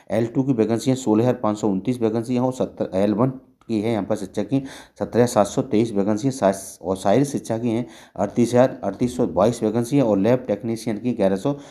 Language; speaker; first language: Hindi; native; Hindi